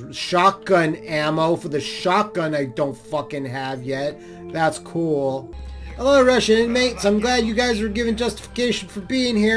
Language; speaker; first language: English; native; English